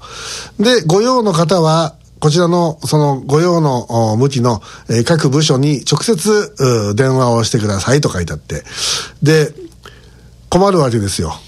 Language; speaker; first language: Japanese; native; Japanese